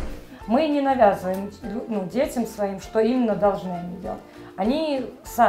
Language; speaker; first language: Russian; native; Russian